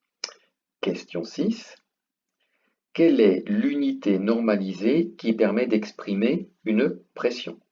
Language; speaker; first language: French; native; French